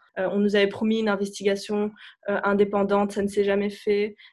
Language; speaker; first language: French; native; French